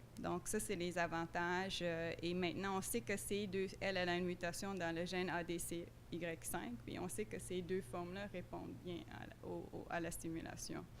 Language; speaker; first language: French; non-native, fluent; Dutch